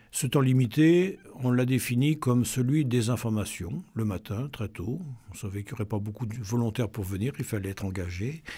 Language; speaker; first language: French; native; French